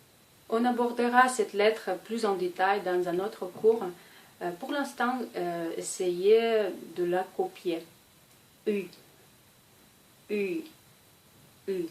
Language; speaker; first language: French; non-native, fluent; Russian